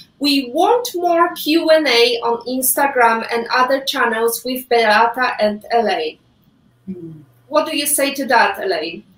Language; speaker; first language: English; non-native, fluent; Polish